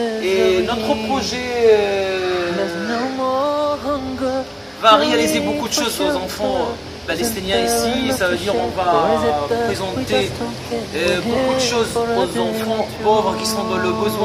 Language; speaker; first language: French; non-native, fluent; Arabic